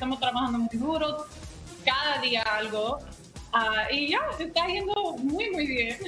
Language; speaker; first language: Spanish; early bilingual, heritage; English